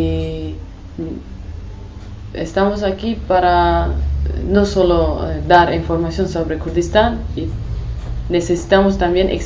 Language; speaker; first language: Spanish; non-native, learner; Kurdish